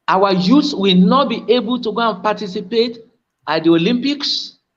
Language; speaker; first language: English; non-native, local second language; Yoruba